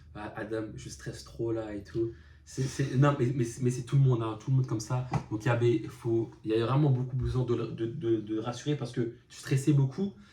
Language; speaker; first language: French; native; French